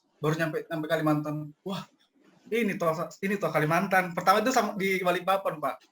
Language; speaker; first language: Indonesian; native; Indonesian